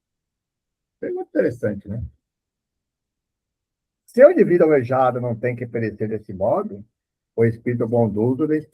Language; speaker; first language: Portuguese; native; Portuguese